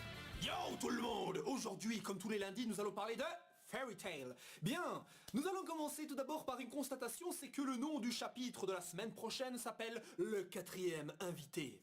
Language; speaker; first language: French; native; French